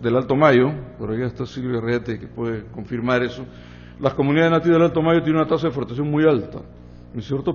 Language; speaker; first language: Spanish; native; Spanish